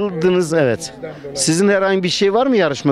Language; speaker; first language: Turkish; native; Turkish